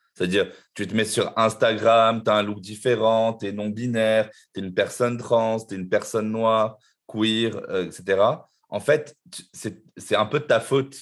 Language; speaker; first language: French; native; French